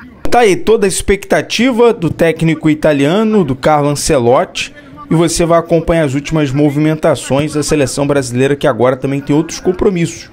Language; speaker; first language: Portuguese; native; Portuguese